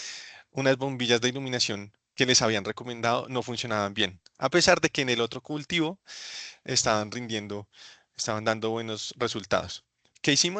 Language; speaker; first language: Spanish; native; Spanish